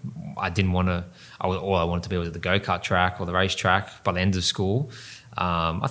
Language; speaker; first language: English; native; English